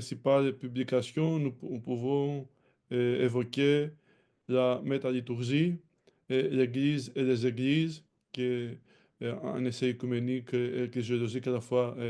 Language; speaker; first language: French; non-native, fluent; Greek